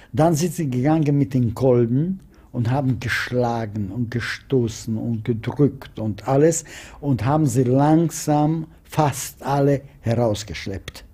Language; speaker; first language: German; non-native, fluent; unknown